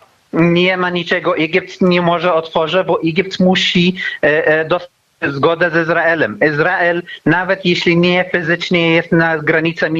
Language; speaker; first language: Polish; non-native, fluent; Arabic